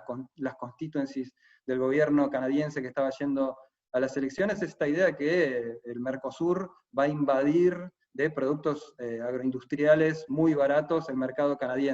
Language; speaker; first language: Spanish; native; Spanish